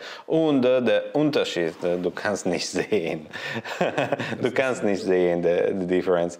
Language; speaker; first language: German; non-native, learner; Italian